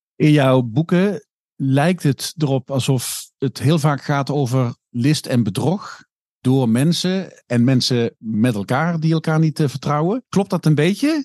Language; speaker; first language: Dutch; native; Dutch